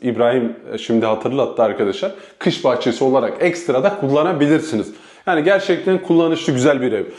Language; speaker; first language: Turkish; native; Turkish